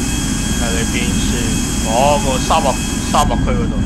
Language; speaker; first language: Chinese; native; Chinese